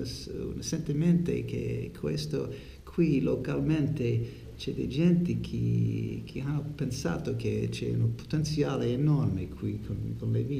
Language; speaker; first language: Italian; non-native, learner; English